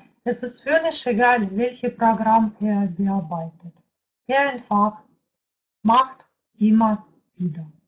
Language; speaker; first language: German; non-native, fluent; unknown